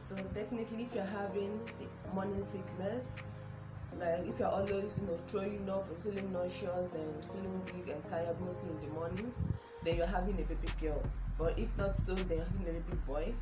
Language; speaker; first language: English; non-native, local second language; Igbo